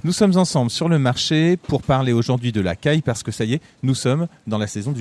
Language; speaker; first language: French; native; French